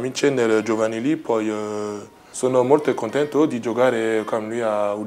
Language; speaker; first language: Italian; non-native, learner; French